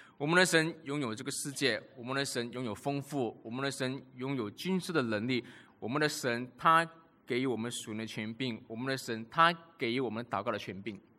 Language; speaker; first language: Chinese; native; Chinese